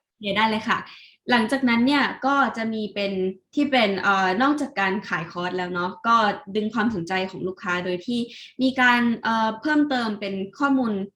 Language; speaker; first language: Thai; native; Thai